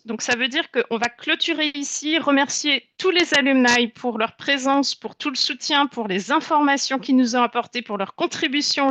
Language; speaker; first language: French; native; French